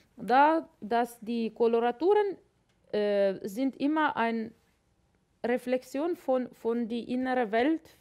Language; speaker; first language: German; non-native, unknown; Latvian